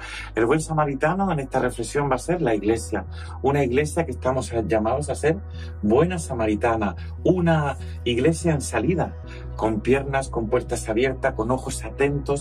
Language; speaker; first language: Spanish; native; Spanish